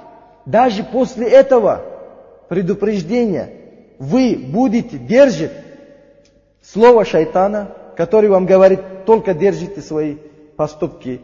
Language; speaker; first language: Russian; non-native, learner; Uzbek